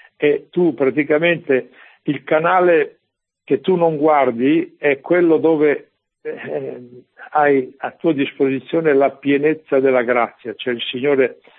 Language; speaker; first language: Italian; native; Italian